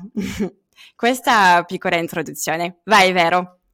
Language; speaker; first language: Italian; non-native, fluent; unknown